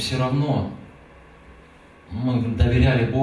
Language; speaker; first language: Russian; native; Russian